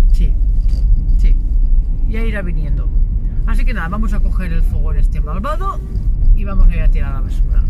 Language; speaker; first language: Spanish; native; Spanish